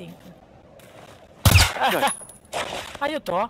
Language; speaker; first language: English; non-native, learner; Hungarian